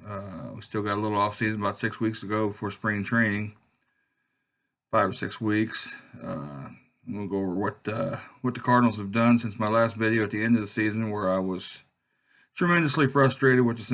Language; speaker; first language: English; native; English